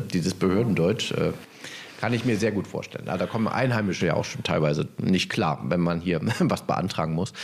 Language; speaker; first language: German; native; German